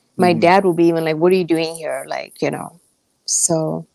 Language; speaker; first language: English; non-native, local second language; Gujarati